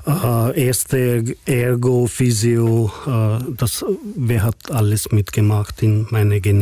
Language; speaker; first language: German; non-native, learner; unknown